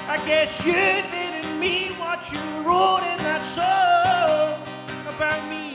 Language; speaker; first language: English; native; English